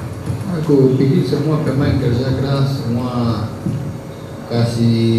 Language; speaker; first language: Indonesian; non-native, learner; Spanish